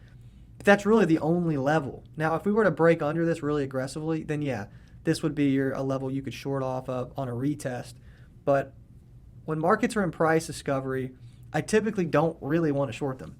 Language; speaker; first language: English; native; English